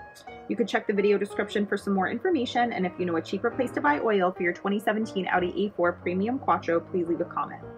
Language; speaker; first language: English; native; English